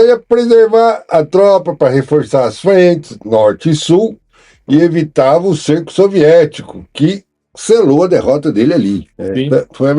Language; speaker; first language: Portuguese; native; Portuguese